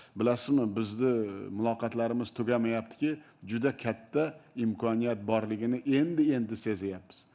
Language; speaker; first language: Uzbek; native; Uzbek